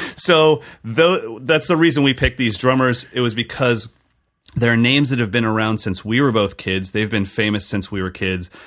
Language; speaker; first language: English; native; English